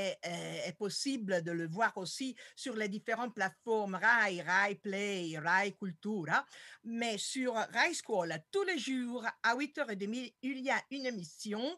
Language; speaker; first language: French; non-native, fluent; Italian